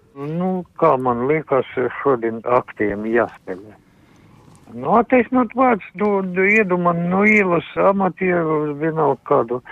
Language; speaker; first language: Latvian; non-native, local second language; Russian